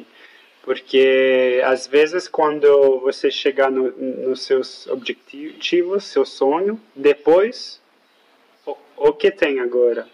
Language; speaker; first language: Portuguese; non-native, fluent; French